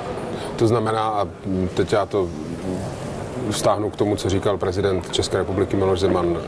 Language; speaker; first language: Czech; native; Czech